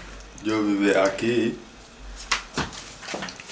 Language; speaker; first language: Spanish; non-native, learner; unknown